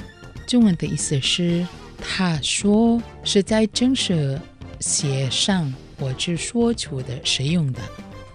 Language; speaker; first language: Chinese; non-native, learner; Indonesian